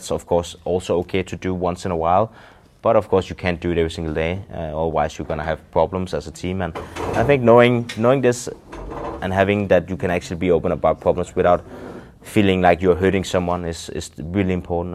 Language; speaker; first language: English; non-native, fluent; Danish